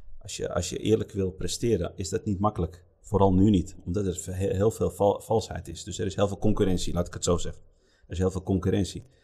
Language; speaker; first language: Dutch; early bilingual, other home language; Riffian